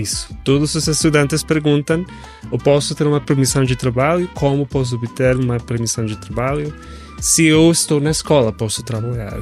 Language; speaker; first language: Portuguese; non-native, fluent; Spanish